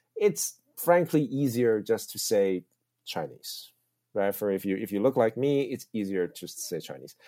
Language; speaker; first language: English; early bilingual, other home language; Chinese